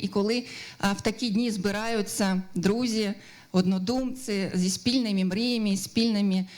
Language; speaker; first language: Ukrainian; native; Ukrainian